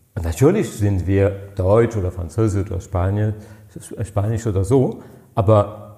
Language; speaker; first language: German; non-native, fluent; French